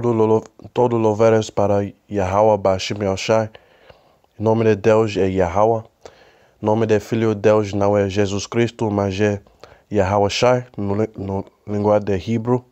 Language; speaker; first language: Portuguese; non-native, learner; Spanish